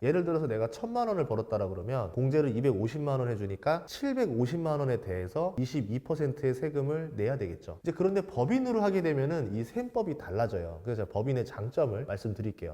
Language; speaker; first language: Korean; native; Korean